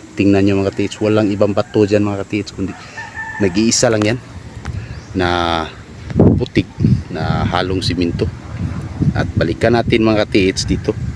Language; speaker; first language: Filipino; non-native, local second language; Cebuano